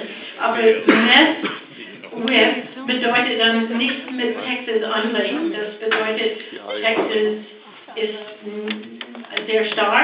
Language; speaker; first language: German; non-native, fluent; English